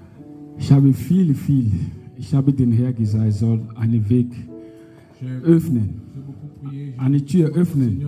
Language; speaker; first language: German; non-native, learner; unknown